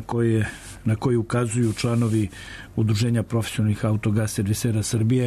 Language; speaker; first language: Serbian; native; Serbian